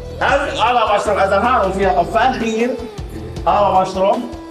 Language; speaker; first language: Hungarian; non-native, learner; Arabic